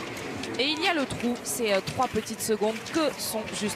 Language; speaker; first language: French; native; French